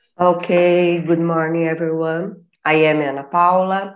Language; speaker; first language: English; non-native, learner; Portuguese